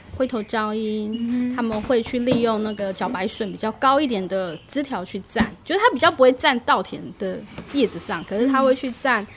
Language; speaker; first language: Chinese; native; Chinese